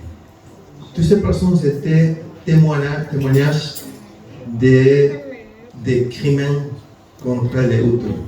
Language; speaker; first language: French; non-native, learner; Spanish